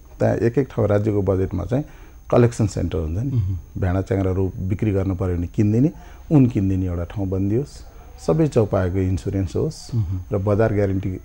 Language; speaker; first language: Nepali; native; Nepali